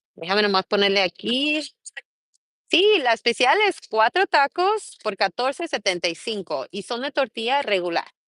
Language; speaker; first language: Spanish; early bilingual, heritage; Spanish